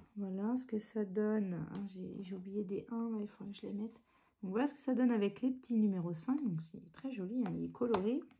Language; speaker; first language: French; early bilingual, other home language; Portuguese